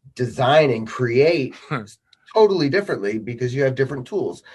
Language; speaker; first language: English; native; English